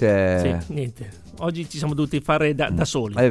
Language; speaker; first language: Italian; native; Italian